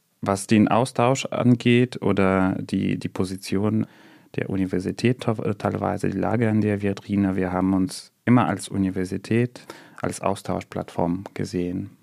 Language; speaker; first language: German; non-native, fluent; Russian